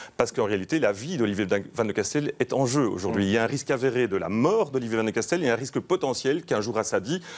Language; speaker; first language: French; native; French